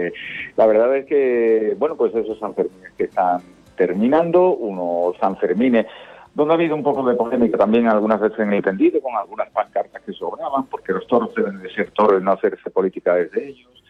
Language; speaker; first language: Spanish; native; Spanish